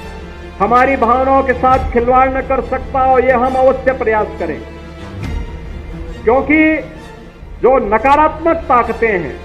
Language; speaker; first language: Hindi; native; Hindi